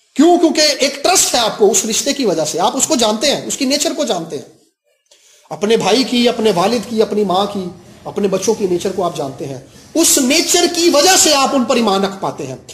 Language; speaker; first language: Urdu; non-native, local second language; Punjabi